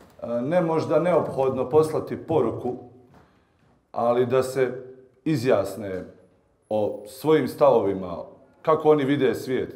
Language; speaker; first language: Bosnian; native; Bosnian